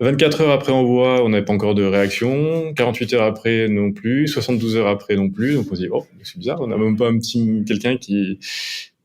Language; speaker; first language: French; native; French